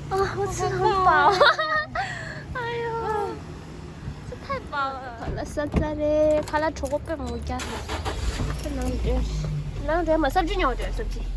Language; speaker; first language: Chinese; non-native, learner; Tibetan